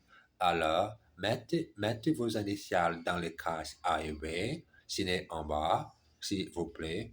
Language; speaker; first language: French; non-native, learner; German